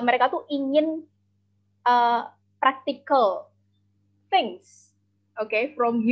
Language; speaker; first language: English; non-native, fluent; Indonesian